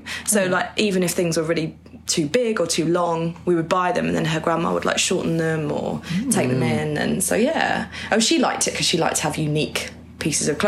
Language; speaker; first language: English; native; English